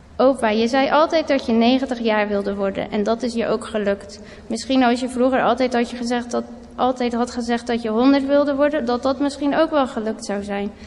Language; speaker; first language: Dutch; native; Dutch